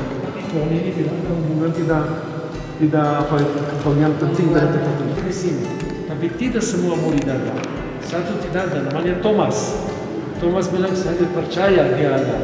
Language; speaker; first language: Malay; non-native, fluent; Hebrew